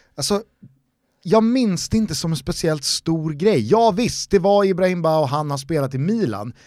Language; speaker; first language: Swedish; native; Swedish